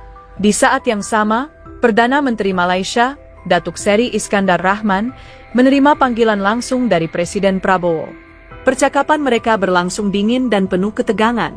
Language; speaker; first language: Indonesian; native; Indonesian